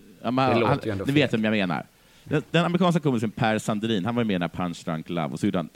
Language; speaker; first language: Swedish; native; Swedish